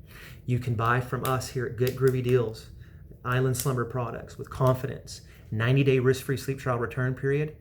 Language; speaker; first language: English; native; English